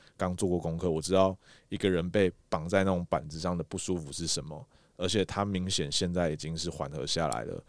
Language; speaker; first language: Chinese; native; Chinese